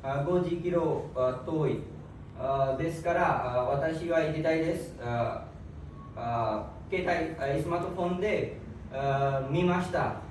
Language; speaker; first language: Japanese; non-native, learner; Bangla